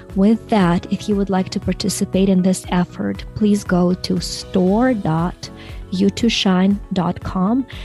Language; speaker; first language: English; non-native, fluent; Ukrainian